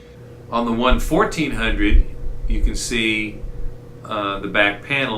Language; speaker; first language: English; native; English